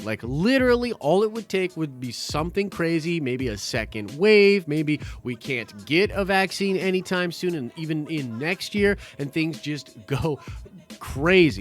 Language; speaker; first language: English; native; English